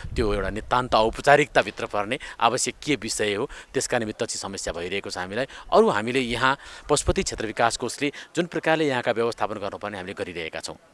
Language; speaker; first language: Nepali; native; Nepali